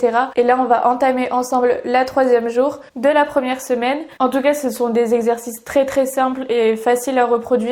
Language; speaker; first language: French; native; French